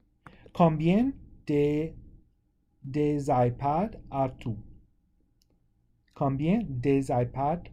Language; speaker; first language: French; non-native, fluent; English